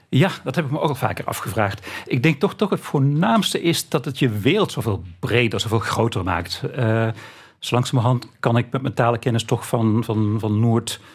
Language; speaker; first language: Dutch; native; Dutch